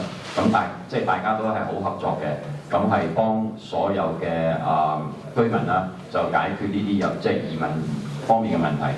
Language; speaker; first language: Cantonese; native; Cantonese